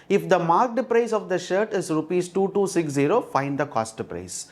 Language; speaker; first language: English; non-native, local second language; Tamil